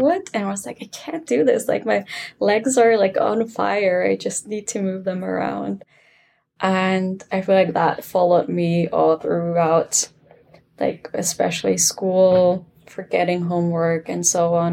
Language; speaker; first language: English; non-native, fluent; German